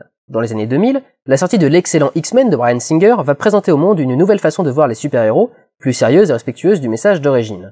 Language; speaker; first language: French; native; French